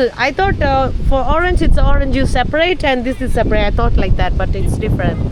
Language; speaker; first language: English; non-native, local second language; Malayalam